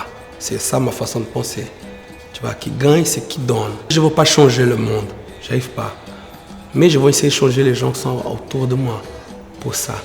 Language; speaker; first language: French; non-native, fluent; Portuguese